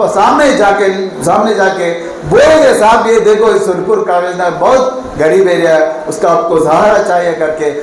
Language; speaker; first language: Hindi; non-native, local second language; Telugu